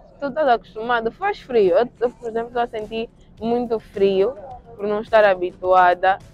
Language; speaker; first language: Portuguese; native; Portuguese